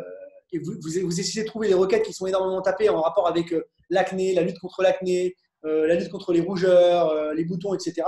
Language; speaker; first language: French; native; French